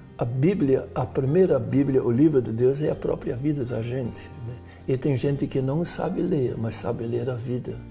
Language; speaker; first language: Portuguese; non-native, fluent; Dutch